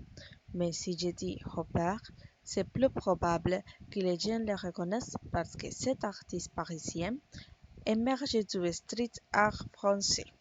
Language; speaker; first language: French; non-native, learner; Spanish